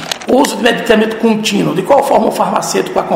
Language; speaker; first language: Portuguese; native; Portuguese